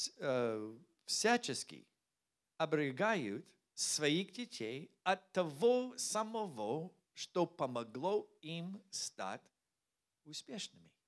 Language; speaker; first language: Russian; non-native, learner; English